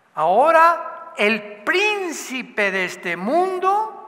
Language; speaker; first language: Spanish; native; Spanish